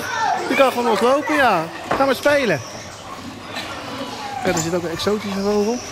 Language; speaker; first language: Dutch; native; Dutch